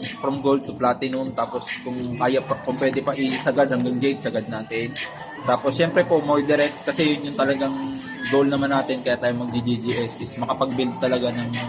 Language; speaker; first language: Filipino; native; Filipino